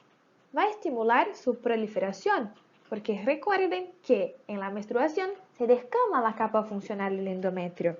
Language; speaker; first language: Spanish; native; Spanish